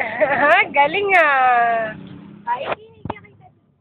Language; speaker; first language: Filipino; native; Filipino